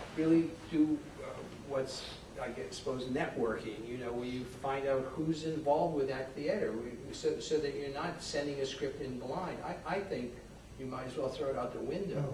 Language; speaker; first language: English; native; English